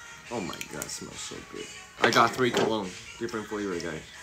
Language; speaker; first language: English; non-native, learner; Chinese